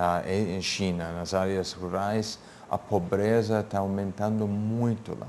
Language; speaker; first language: Portuguese; non-native, fluent; English